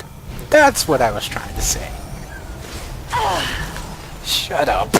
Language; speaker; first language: English; native; English